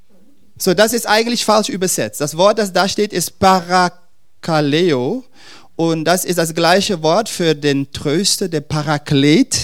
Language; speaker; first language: German; non-native, fluent; Dutch